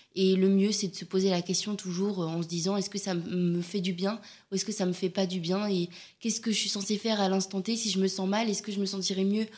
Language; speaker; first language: French; native; French